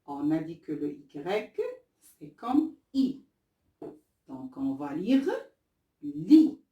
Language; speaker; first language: French; non-native, local second language; Arabic